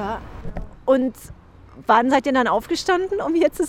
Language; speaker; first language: German; native; German